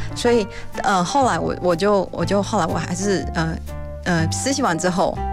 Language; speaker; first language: Chinese; native; Chinese